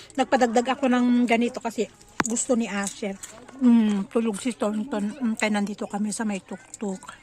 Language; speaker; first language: Filipino; native; Filipino